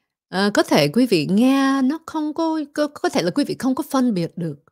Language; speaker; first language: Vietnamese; early bilingual, heritage; Vietnamese